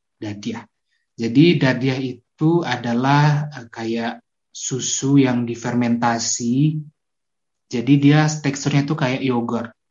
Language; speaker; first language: Indonesian; non-native, local second language; Minangkabau